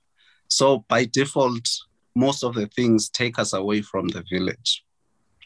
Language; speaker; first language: English; non-native, local second language; Xhosa